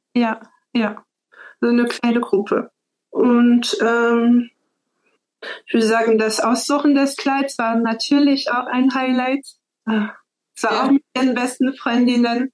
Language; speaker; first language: German; non-native, fluent; French